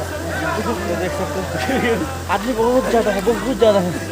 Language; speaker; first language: Hindi; non-native, local second language; Nepali